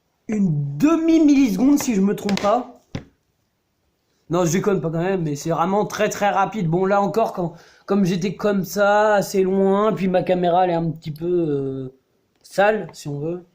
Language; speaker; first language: French; native; French